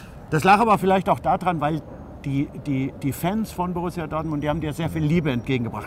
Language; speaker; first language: German; native; German